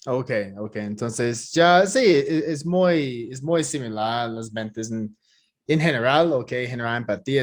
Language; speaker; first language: Spanish; non-native, fluent; English